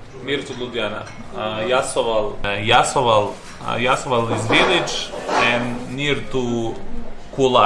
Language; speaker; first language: English; non-native, learner; Serbian